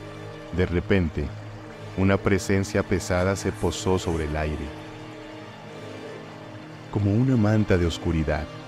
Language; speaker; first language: Spanish; native; Spanish